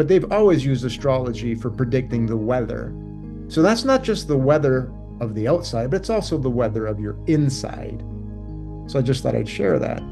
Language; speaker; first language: English; native; English